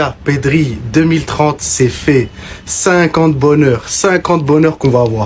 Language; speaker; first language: French; native; French